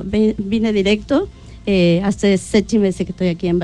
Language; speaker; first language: Portuguese; non-native, learner; Spanish